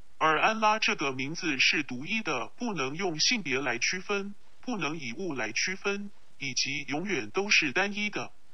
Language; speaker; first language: Chinese; non-native, local second language; Cantonese